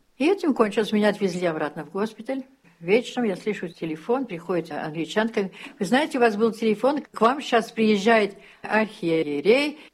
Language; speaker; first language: Russian; early bilingual, heritage; Russian